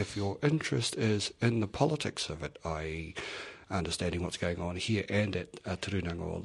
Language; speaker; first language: English; native; English